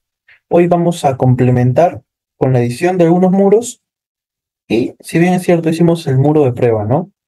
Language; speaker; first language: Spanish; native; Spanish